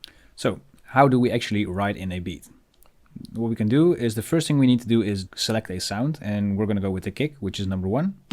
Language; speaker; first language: English; non-native, fluent; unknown